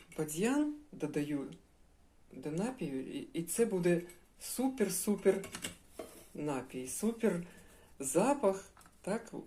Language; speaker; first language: Ukrainian; non-native, local second language; Russian